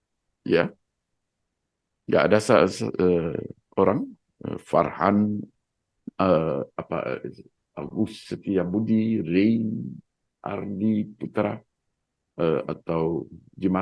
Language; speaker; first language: Indonesian; non-native, fluent; Dutch